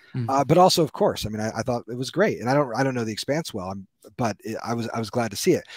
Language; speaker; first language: English; native; English